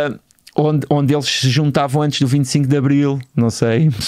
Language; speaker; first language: Portuguese; native; Portuguese